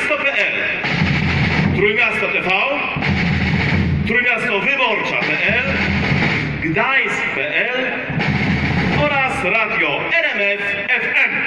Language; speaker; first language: Polish; native; Polish